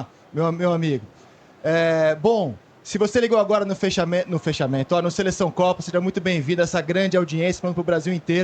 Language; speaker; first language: Portuguese; native; Portuguese